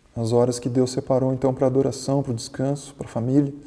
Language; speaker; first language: Portuguese; native; Portuguese